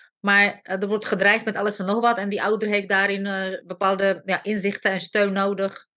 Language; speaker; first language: Dutch; non-native, fluent; Slovak